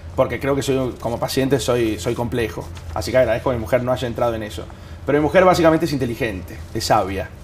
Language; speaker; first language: Spanish; native; Spanish